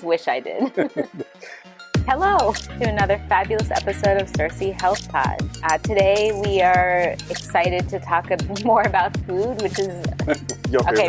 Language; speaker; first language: English; non-native, fluent; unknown